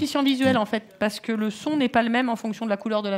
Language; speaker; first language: French; native; French